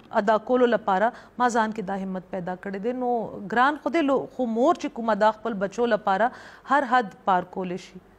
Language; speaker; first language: Pashto; non-native, local second language; Northern Hindko